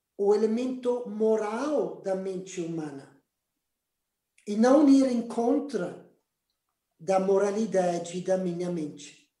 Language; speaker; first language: Portuguese; non-native, fluent; Spanish